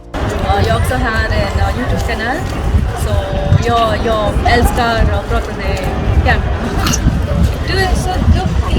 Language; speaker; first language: Swedish; non-native, learner; Hindi